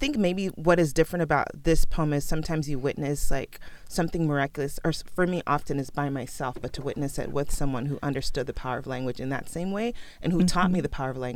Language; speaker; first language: English; early bilingual, other home language; Krio